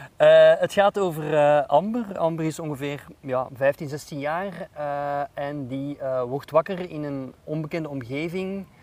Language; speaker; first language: Dutch; native; Dutch